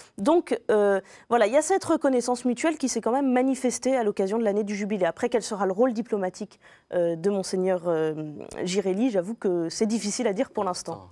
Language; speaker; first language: French; native; French